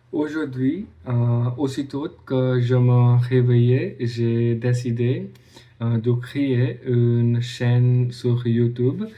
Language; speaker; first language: French; non-native, learner; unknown